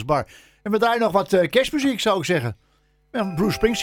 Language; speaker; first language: Dutch; native; Dutch